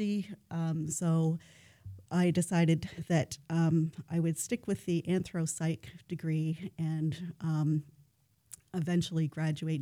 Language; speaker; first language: English; native; English